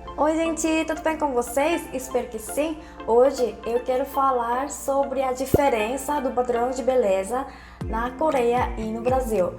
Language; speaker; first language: Portuguese; non-native, fluent; Korean